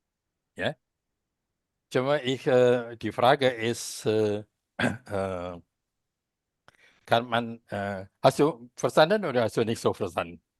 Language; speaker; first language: German; non-native, fluent; Indonesian